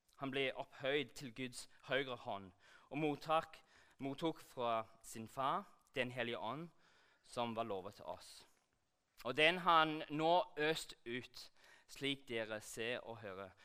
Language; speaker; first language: Norwegian; non-native, fluent; English